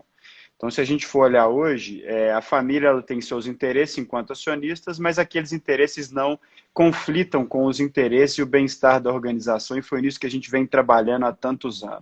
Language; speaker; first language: Portuguese; native; Portuguese